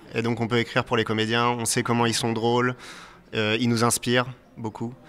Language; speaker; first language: French; native; French